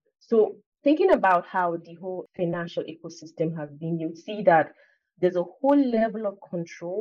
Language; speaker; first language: English; non-native, local second language; Igbo